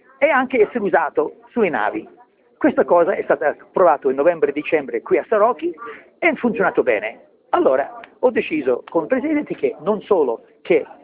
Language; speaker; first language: Italian; early bilingual, heritage; English